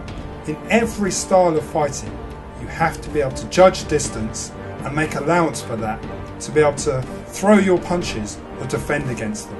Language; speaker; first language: English; native; English